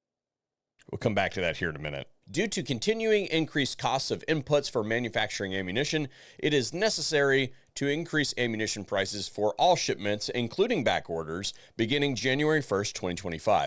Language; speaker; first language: English; native; English